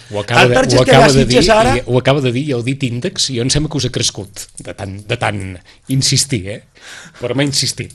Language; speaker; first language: Catalan; native; Catalan